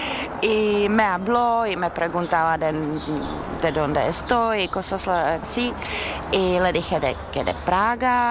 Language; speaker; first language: Spanish; non-native, learner; Czech